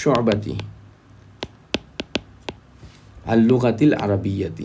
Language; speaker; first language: Arabic; non-native, fluent; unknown